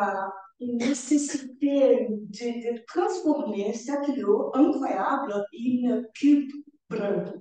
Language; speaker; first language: French; non-native, learner; Portuguese